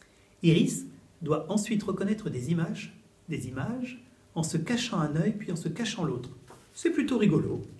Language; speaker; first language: French; native; French